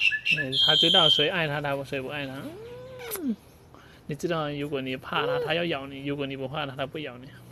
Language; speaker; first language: Chinese; non-native, learner; Thai